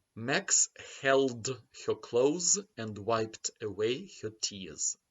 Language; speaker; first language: English; non-native, fluent; Ukrainian